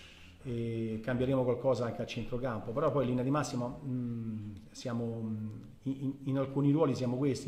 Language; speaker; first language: Italian; native; Italian